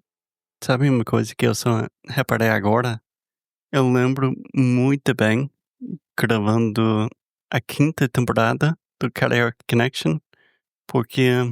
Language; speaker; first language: Portuguese; non-native, fluent; English